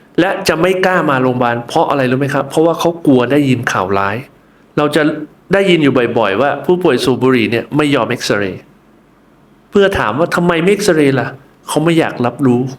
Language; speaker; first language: Thai; native; Thai